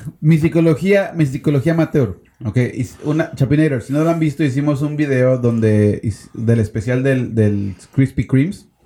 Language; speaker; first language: Spanish; native; Spanish